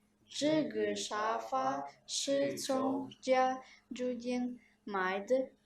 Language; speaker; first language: Chinese; non-native, learner; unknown